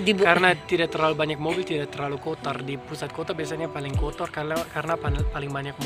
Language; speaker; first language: Indonesian; non-native, fluent; German